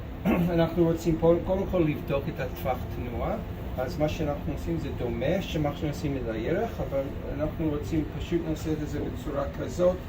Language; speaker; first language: Hebrew; non-native, fluent; English